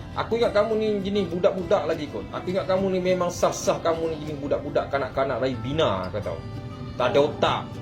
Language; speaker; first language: Malay; native; Malay